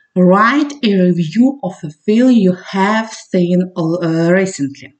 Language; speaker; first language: English; non-native, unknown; Ukrainian